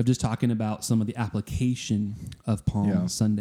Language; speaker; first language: English; native; English